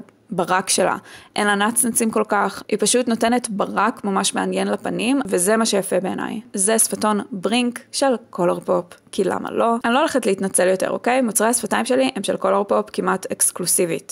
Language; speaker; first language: Hebrew; native; Hebrew